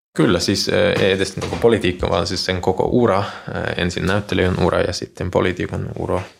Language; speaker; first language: Finnish; non-native, fluent; Russian